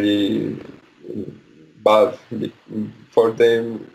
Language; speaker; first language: English; non-native, learner; Spanish